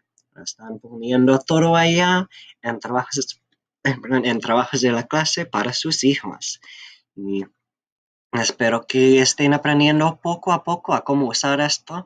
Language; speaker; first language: Spanish; non-native, fluent; English